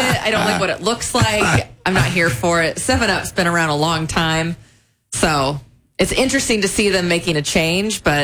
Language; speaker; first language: English; native; English